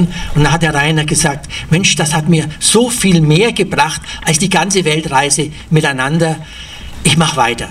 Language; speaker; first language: German; native; German